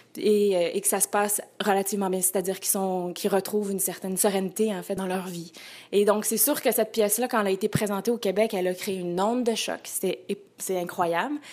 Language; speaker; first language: French; native; French